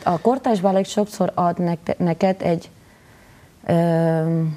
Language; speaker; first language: Hungarian; non-native, learner; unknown